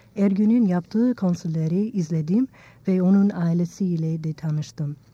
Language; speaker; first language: Turkish; non-native, fluent; English